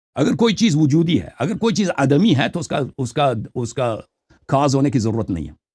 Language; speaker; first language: Urdu; non-native, fluent; Persian